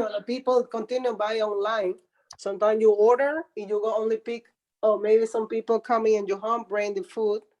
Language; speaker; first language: English; non-native, learner; Spanish